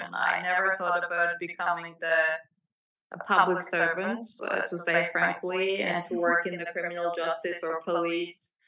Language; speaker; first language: English; non-native, fluent; Georgian